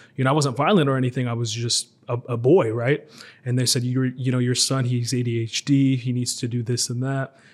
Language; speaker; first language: English; native; English